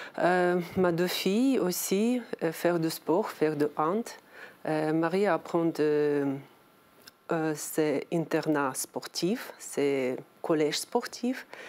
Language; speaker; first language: French; non-native, learner; Ukrainian